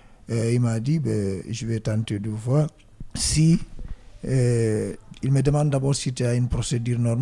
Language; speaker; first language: French; non-native, learner; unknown